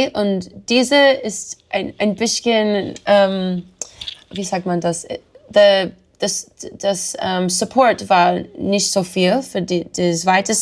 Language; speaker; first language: German; non-native, learner; English